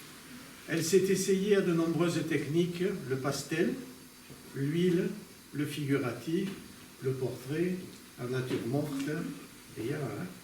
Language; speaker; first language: French; native; French